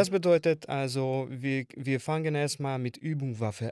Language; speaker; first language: German; non-native, learner; Hungarian